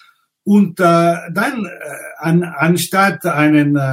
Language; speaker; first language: German; non-native, fluent; Italian